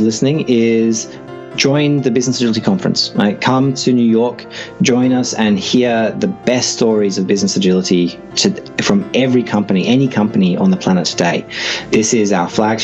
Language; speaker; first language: English; native; English